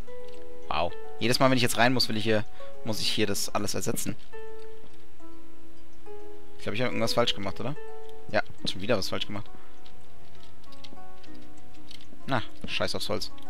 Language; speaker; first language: German; native; German